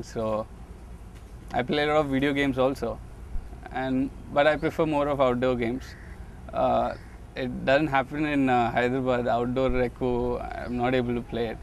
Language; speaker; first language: English; non-native, local second language; Telugu